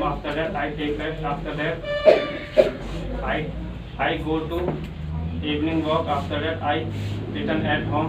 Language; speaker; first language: English; non-native, learner; Hindi